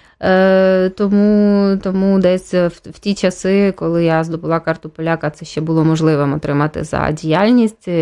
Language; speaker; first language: Ukrainian; native; Ukrainian